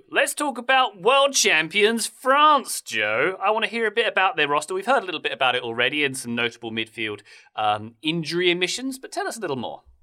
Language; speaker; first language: English; native; English